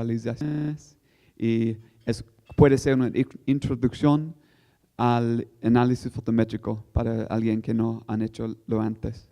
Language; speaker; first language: Spanish; non-native, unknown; English